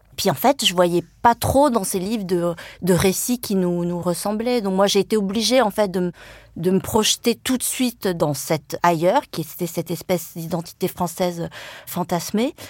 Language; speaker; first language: French; early bilingual, other home language; Vietnamese